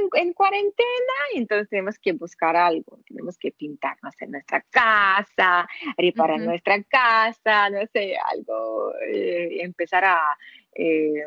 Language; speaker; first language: Spanish; non-native, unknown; Russian